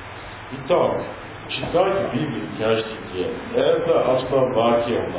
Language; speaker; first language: Russian; non-native, learner; English